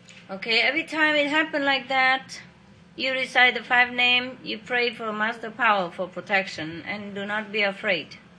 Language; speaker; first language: English; non-native, fluent; Vietnamese